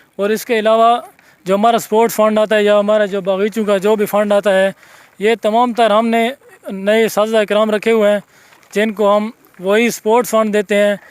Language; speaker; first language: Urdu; non-native, local second language; Saraiki